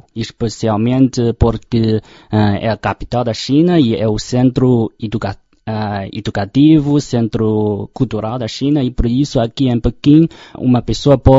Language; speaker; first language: Portuguese; non-native, fluent; Chinese